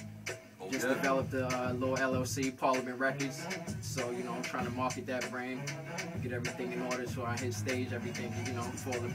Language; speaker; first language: English; native; English